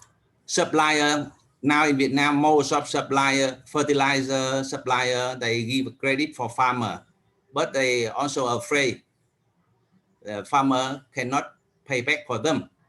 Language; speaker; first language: English; non-native, learner; Vietnamese